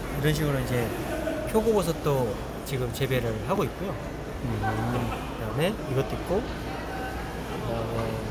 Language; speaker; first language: Korean; native; Korean